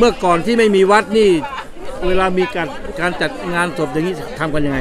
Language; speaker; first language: Thai; native; Thai